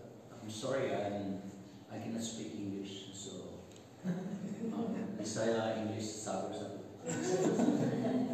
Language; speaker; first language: English; non-native, learner; Korean